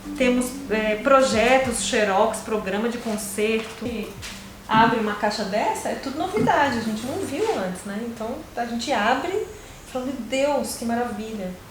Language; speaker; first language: Portuguese; native; Portuguese